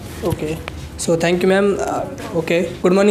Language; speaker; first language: English; non-native, learner; Hindi